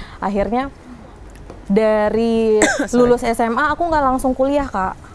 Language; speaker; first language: Indonesian; native; Indonesian